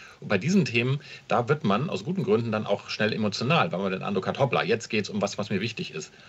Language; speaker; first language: German; native; German